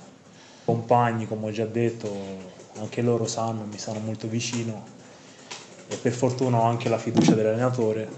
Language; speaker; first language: Italian; non-native, fluent; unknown